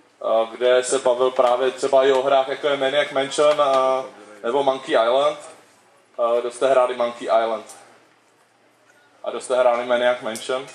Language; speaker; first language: Czech; native; Czech